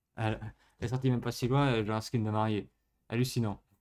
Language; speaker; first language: French; native; French